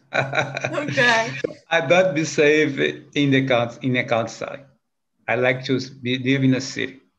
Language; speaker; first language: English; non-native, learner; Portuguese